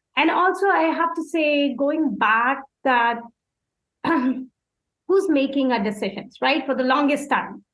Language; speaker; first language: English; non-native, local second language; Hindi